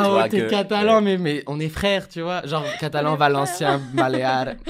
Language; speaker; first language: French; early bilingual, heritage; Catalan